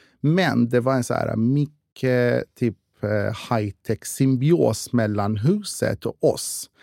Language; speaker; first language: Swedish; non-native, fluent; Persian